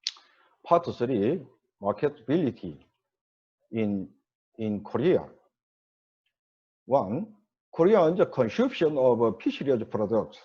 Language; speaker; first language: English; non-native, learner; Korean